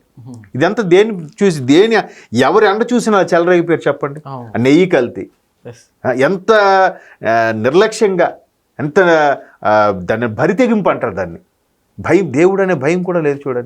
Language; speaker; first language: Telugu; native; Telugu